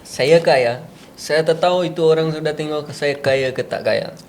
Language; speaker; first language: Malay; non-native, learner; Punjabi